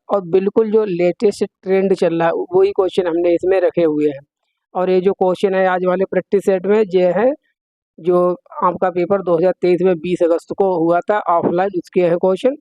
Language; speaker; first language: Hindi; native; Hindi